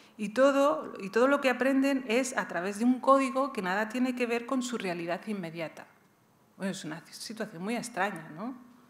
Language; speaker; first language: Spanish; early bilingual, other home language; Riffian